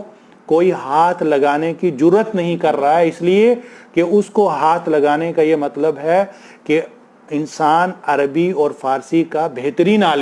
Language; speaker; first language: Urdu; native; Urdu